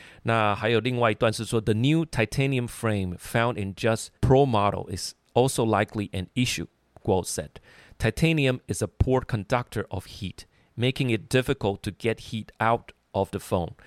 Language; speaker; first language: English; non-native, fluent; Chinese